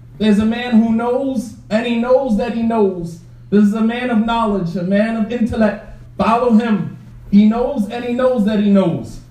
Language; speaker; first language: English; native; English